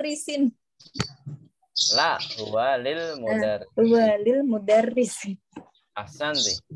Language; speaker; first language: Arabic; non-native, fluent; Indonesian